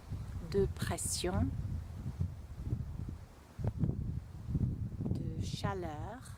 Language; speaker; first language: French; non-native, fluent; English